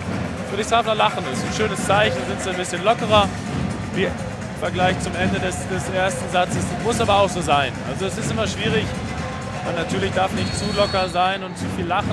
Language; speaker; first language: German; native; German